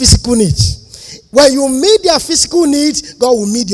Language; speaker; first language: English; non-native, local second language; Yoruba